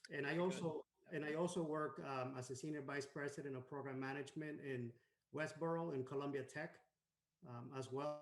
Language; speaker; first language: English; non-native, fluent; Spanish